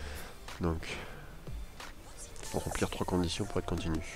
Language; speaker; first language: French; native; French